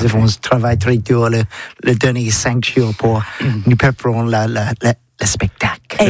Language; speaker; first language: French; non-native, learner; English